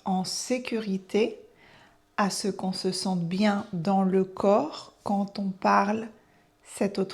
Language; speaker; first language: French; native; French